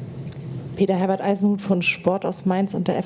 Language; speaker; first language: German; native; German